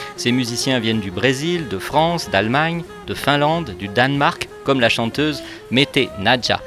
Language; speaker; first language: French; native; French